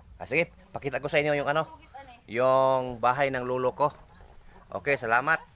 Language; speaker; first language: Filipino; non-native, local second language; Cebuano